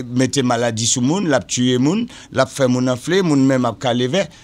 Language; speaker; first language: French; non-native, local second language; Haitian Creole